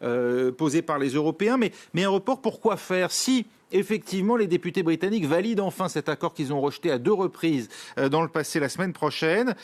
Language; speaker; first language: French; native; French